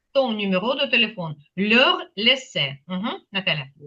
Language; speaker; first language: French; non-native, fluent; Ukrainian